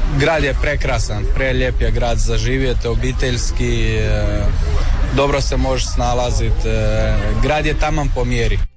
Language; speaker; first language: Serbian; non-native, fluent; Central Kurdish